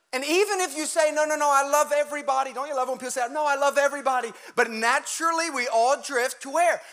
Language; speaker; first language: English; early bilingual, other home language; German